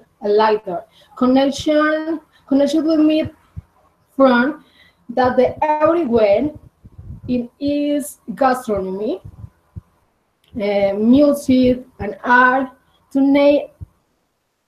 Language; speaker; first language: English; non-native, learner; Spanish